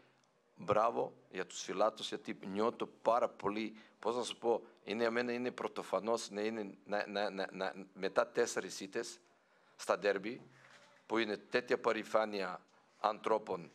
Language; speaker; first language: Greek; non-native, fluent; Serbian